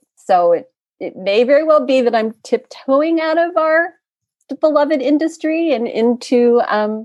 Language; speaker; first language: English; native; English